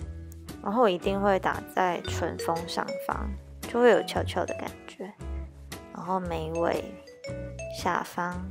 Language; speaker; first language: Chinese; native; Chinese